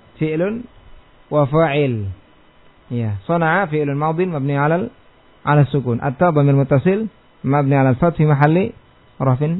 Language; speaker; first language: Arabic; non-native, fluent; Indonesian